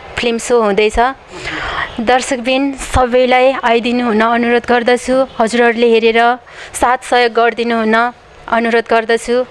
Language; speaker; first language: Nepali; native; Nepali